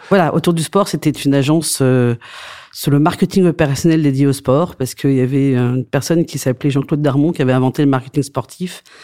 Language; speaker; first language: French; native; French